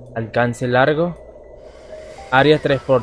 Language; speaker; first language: Spanish; native; Spanish